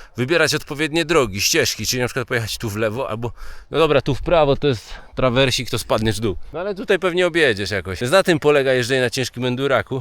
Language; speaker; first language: Polish; native; Polish